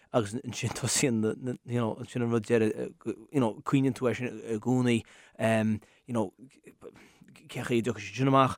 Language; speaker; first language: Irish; non-native, local second language; English